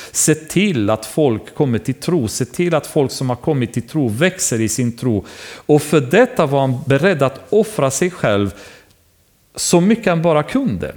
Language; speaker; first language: Swedish; non-native, fluent; Romanian